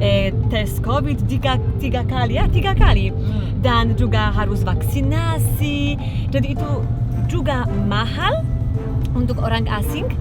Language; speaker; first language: Indonesian; non-native, fluent; Polish